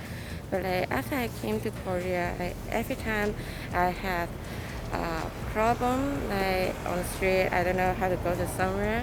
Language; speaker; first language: English; non-native, local second language; Cantonese